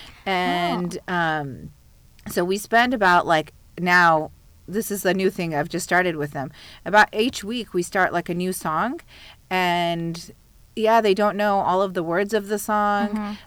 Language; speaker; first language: English; early bilingual, other home language; Arabic